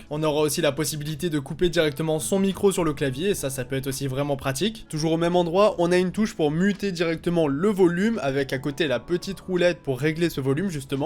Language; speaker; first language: French; native; French